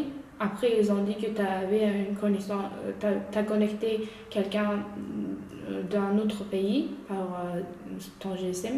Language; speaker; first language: French; non-native, learner; Uyghur